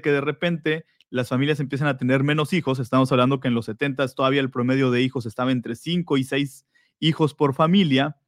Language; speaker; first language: Spanish; native; Spanish